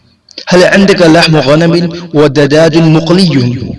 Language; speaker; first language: Arabic; non-native, fluent; Urdu